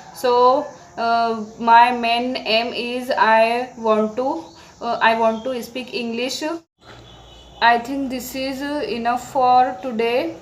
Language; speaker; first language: English; non-native, learner; Marathi